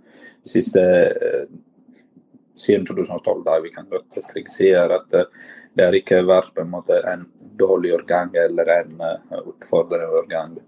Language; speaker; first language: Norwegian; non-native, fluent; Italian